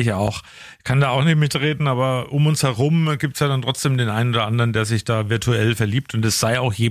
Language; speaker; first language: German; native; German